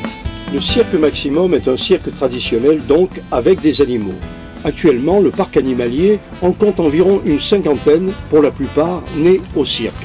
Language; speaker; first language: French; native; French